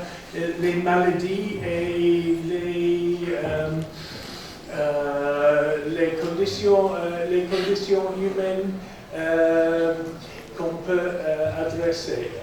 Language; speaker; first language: French; non-native, fluent; English